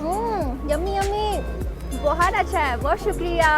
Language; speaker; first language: Hindi; non-native, fluent; Chinese